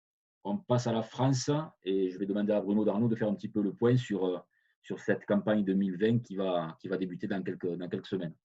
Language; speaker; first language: French; native; French